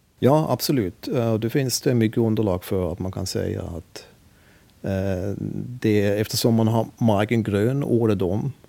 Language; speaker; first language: Swedish; non-native, fluent; German